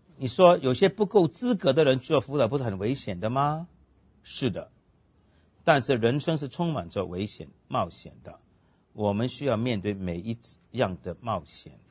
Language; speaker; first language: Chinese; non-native, local second language; Cantonese